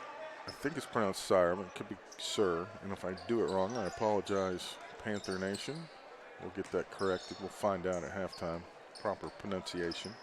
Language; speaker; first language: English; native; English